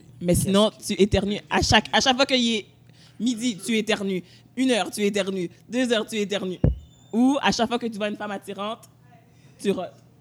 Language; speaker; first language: French; native; French